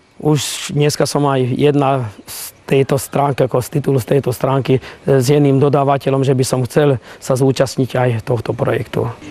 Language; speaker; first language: Slovak; native; Slovak